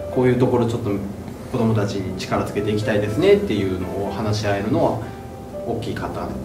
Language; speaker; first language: Japanese; native; Japanese